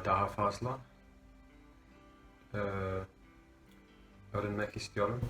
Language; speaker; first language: Turkish; non-native, learner; English